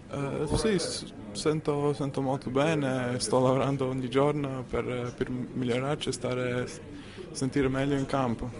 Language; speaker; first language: Italian; non-native, fluent; Latvian